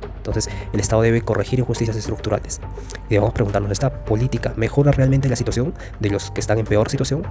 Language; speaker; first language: Spanish; native; Spanish